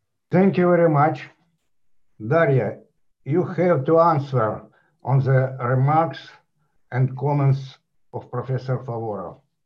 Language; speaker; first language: English; non-native, fluent; Ukrainian